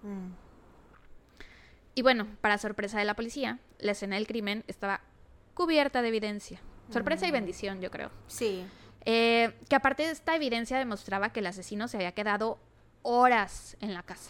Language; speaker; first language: Spanish; native; Spanish